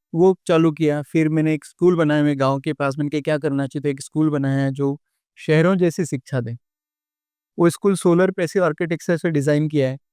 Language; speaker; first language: Hindi; native; Hindi